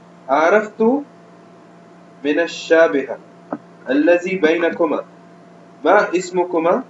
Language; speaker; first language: Arabic; non-native, learner; Urdu